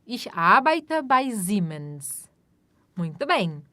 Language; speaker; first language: German; non-native, fluent; Portuguese